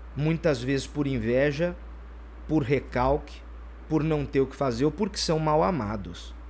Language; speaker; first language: Portuguese; native; Portuguese